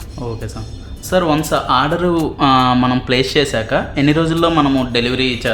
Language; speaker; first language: Telugu; native; Telugu